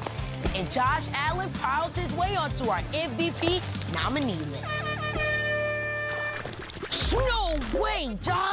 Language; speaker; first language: English; native; English